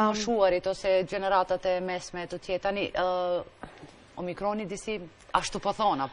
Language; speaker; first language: Albanian; native; Albanian